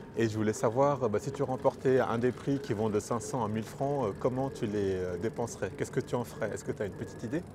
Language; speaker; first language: French; native; French